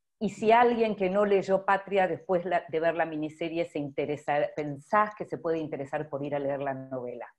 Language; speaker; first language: Spanish; native; Spanish